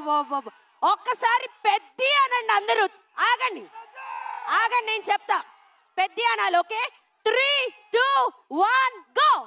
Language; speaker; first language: Telugu; native; Telugu